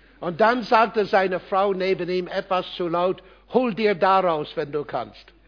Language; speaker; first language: German; non-native, fluent; English